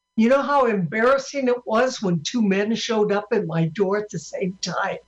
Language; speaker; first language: English; native; English